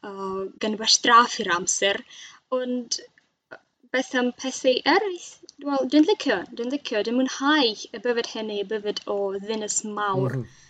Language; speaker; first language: Welsh; non-native, fluent; Russian